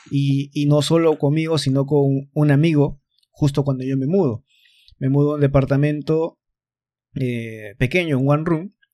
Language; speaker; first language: Spanish; native; Spanish